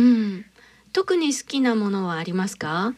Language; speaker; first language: Japanese; native; Japanese